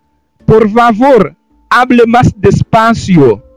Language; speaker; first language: Spanish; non-native, fluent; Haitian Creole